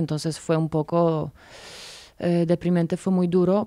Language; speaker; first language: Spanish; non-native, fluent; Polish